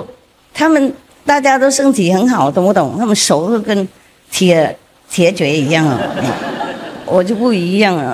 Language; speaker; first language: Chinese; non-native, fluent; Vietnamese